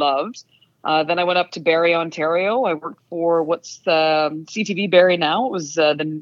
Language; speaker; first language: English; native; English